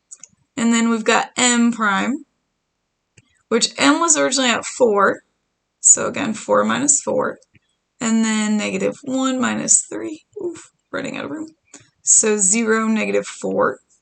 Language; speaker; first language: English; native; English